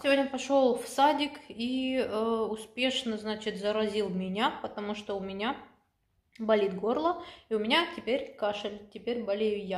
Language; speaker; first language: Russian; native; Russian